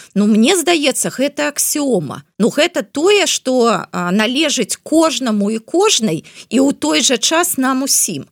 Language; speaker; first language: Belarusian; non-native, local second language; Russian